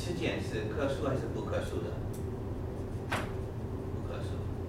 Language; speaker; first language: Chinese; non-native, learner; English